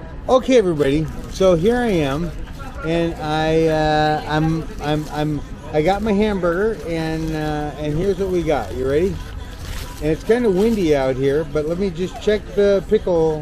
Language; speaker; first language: English; native; English